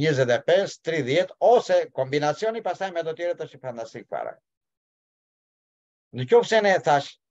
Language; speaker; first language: Albanian; native; Albanian